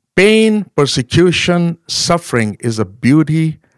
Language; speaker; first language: English; non-native, local second language; Urdu